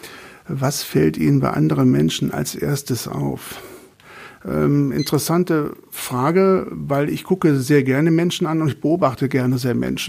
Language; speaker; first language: German; native; German